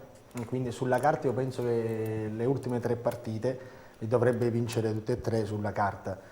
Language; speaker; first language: Italian; native; Italian